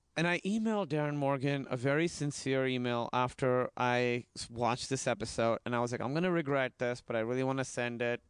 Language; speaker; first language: English; non-native, local second language; Urdu